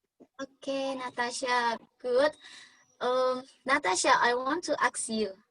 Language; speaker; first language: English; non-native, learner; Indonesian